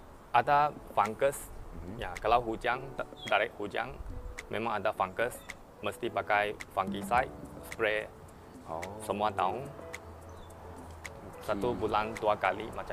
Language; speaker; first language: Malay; non-native, local second language; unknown